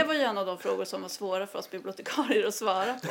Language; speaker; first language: Swedish; native; Swedish